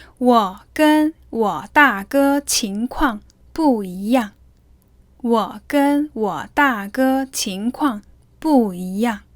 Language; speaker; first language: Chinese; non-native, fluent; Korean